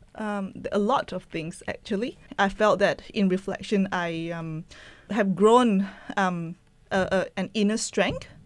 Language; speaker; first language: English; non-native, local second language; Chinese